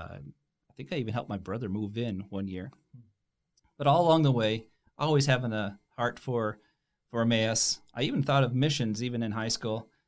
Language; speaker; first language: English; native; English